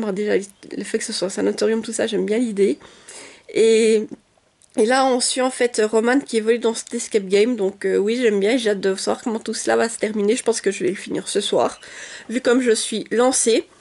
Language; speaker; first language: French; native; French